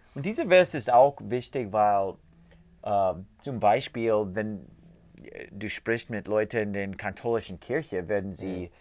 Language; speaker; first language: German; non-native, learner; English